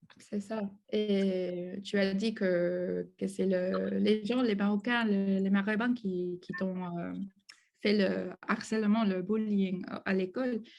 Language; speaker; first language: French; non-native, learner; Spanish